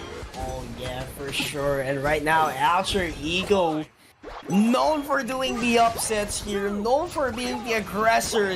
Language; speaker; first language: English; non-native, local second language; Filipino